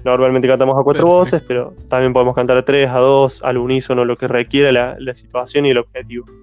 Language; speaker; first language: Spanish; native; Spanish